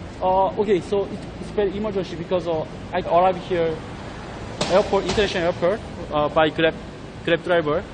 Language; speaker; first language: English; non-native, learner; Korean